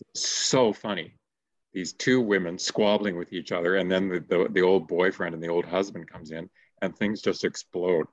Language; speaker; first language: English; native; English